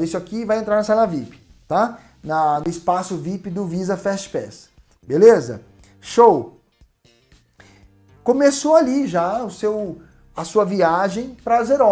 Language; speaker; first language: Portuguese; native; Portuguese